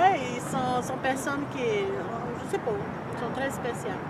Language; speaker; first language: French; non-native, fluent; Portuguese